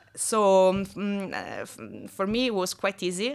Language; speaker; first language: English; non-native, fluent; Italian